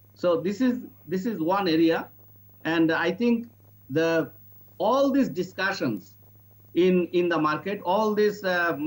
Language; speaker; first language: English; non-native, local second language; Bangla